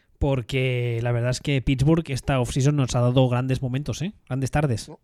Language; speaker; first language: Spanish; native; Spanish